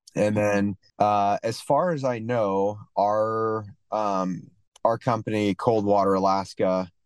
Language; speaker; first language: English; native; English